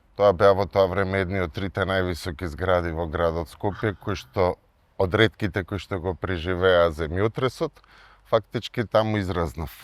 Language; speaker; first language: Macedonian; early bilingual, other home language; Hungarian